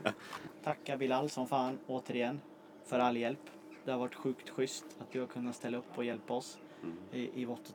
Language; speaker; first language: Swedish; native; Swedish